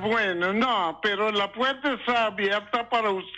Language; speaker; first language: Spanish; non-native, learner; Papiamento